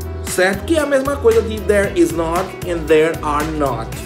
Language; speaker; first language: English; non-native, fluent; Portuguese